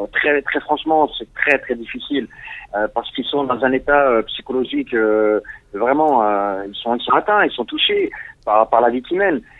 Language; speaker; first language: French; non-native, local second language; Arabic